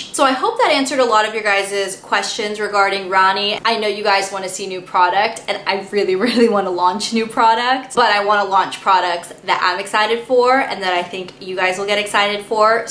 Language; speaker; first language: English; native; English